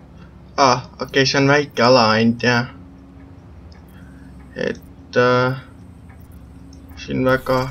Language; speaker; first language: Finnish; non-native, learner; Estonian